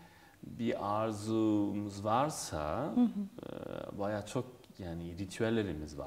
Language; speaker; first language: Turkish; non-native, fluent; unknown